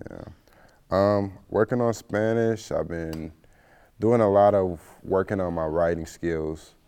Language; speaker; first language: English; native; English